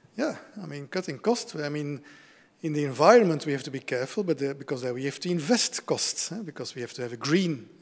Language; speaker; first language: English; non-native, fluent; Dutch